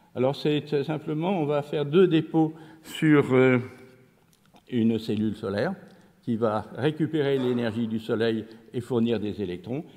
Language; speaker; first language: French; native; French